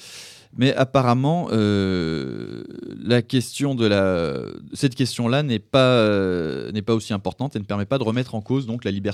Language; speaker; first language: French; native; French